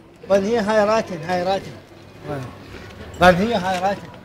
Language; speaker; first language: German; non-native, learner; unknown